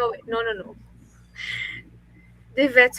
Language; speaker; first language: French; non-native, learner; English